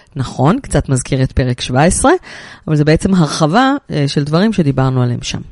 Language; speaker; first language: Hebrew; native; Hebrew